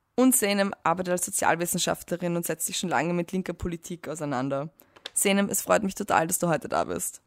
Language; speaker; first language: German; native; German